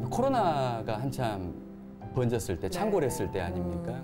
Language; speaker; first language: Korean; native; Korean